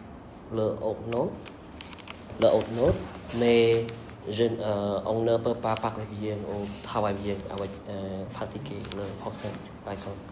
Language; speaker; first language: French; non-native, learner; Vietnamese